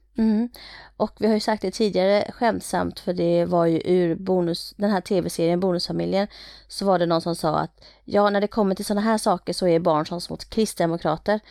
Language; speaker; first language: Swedish; early bilingual, other home language; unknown